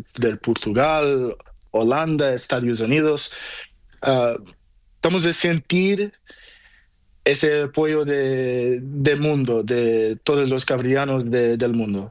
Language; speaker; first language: Spanish; non-native, learner; Portuguese